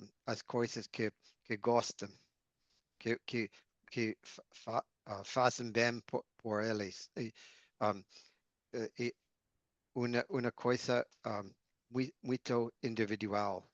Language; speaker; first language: Portuguese; non-native, learner; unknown